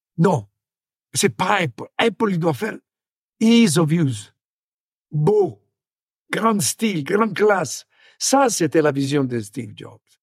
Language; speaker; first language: French; non-native, fluent; Italian